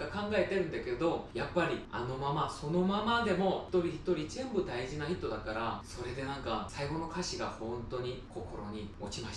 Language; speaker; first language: Japanese; non-native, fluent; Korean